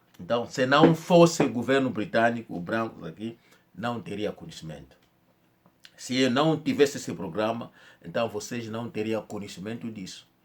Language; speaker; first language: Portuguese; non-native, fluent; Kongo